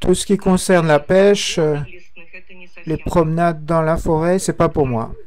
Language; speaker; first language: French; non-native, fluent; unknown